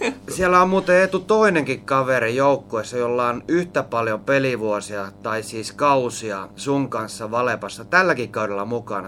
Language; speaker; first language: Finnish; native; Finnish